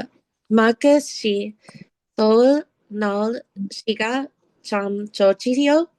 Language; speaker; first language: Korean; non-native, learner; English